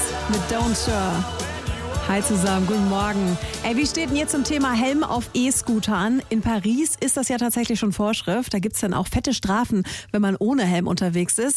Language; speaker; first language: German; native; German